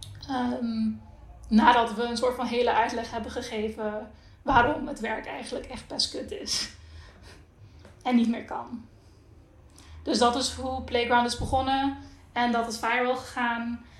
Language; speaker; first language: Dutch; non-native, local second language; Papiamento